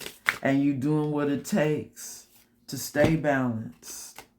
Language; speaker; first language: English; native; English